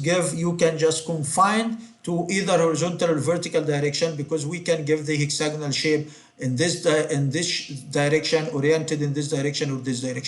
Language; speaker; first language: English; non-native, fluent; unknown